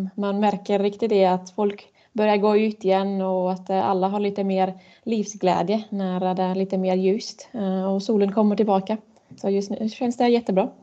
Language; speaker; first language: Swedish; non-native, fluent; German